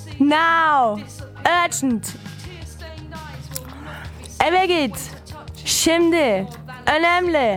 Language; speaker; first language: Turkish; early bilingual, heritage; German